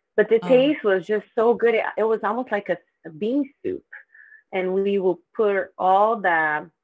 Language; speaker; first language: English; non-native, fluent; Portuguese